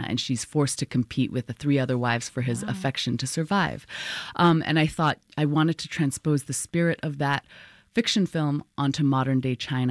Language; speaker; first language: English; non-native, local second language; Cantonese